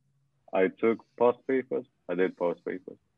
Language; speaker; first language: English; non-native, fluent; Russian